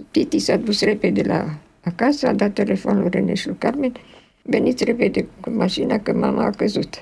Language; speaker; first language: Romanian; early bilingual, other home language; French